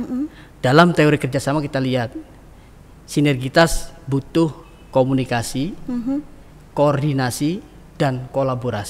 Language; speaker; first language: Indonesian; native; Indonesian